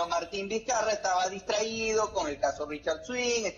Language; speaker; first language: Spanish; native; Spanish